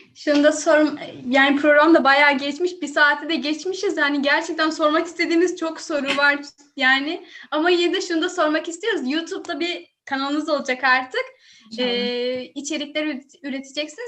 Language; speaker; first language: Turkish; native; Turkish